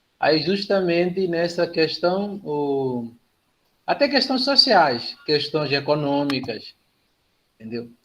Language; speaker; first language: Portuguese; non-native, local second language; Upper Guinea Crioulo